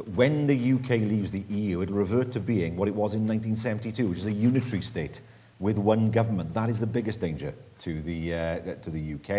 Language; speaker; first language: English; native; English